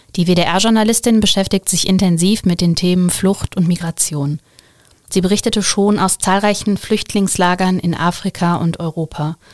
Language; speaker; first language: German; native; German